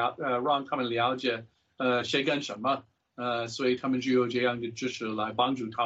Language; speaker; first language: Chinese; non-native, fluent; English